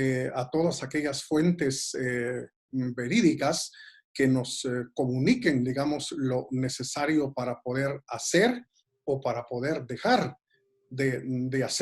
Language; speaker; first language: Spanish; native; Spanish